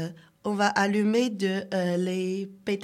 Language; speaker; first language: French; non-native, learner; Chinese